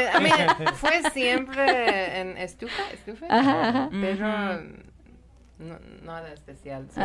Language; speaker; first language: Spanish; non-native, fluent; Persian